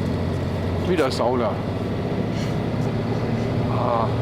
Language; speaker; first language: German; native; German